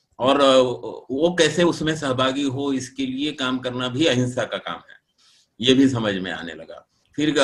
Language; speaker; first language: Hindi; non-native, local second language; Marathi